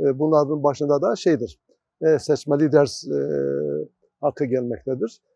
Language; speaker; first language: Turkish; non-native, local second language; Kurdish